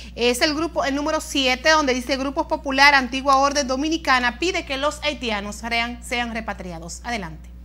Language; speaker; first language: Spanish; native; Spanish